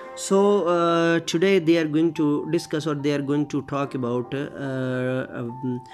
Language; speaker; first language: English; non-native, local second language; Urdu